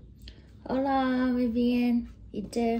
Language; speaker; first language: Spanish; non-native, learner; Japanese